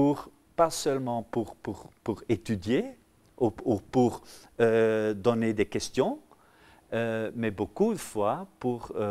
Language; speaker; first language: French; non-native, local second language; Dutch